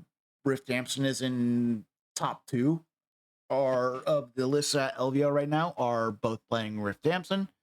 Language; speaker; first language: English; native; English